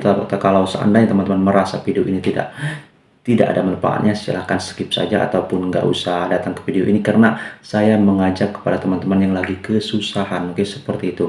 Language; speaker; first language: Indonesian; native; Indonesian